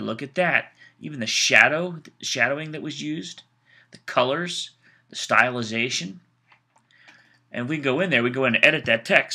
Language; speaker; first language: English; native; English